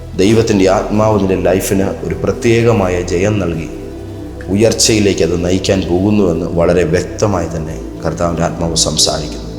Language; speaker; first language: Malayalam; native; Malayalam